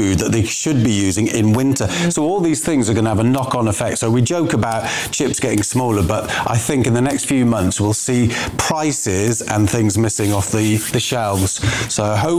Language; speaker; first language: English; native; English